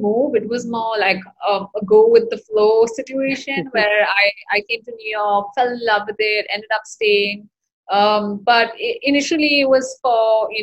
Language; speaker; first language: English; non-native, local second language; Hindi